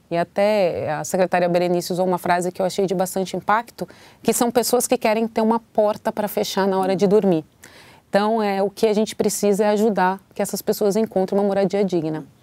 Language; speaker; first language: Portuguese; native; Portuguese